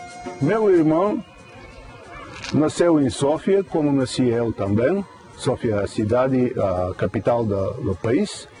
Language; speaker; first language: Portuguese; non-native, fluent; Bulgarian